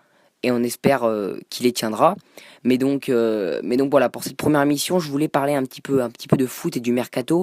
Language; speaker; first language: French; native; French